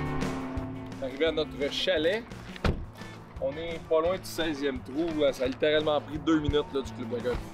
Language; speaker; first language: French; native; French